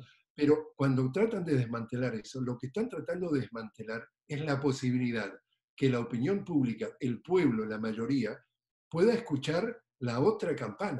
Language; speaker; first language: Spanish; native; Spanish